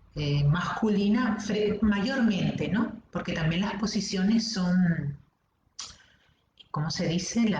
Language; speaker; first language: Spanish; native; Spanish